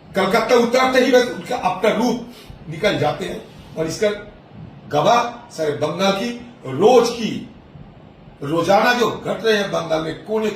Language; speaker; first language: Hindi; non-native, local second language; Bangla